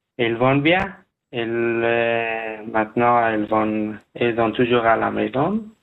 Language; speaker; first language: French; non-native, learner; Persian